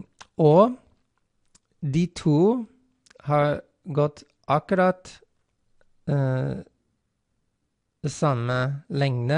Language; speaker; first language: Norwegian; non-native, fluent; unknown